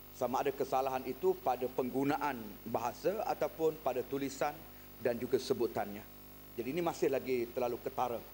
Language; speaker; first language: Malay; native; Malay